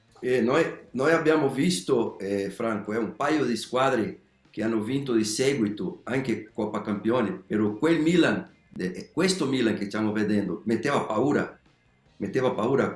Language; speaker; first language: Italian; non-native, learner; Spanish